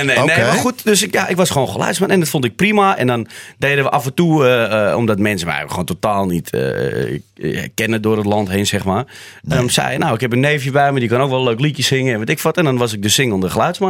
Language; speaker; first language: Dutch; native; Dutch